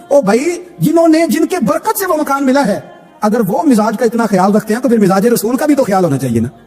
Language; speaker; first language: Urdu; non-native, local second language; Punjabi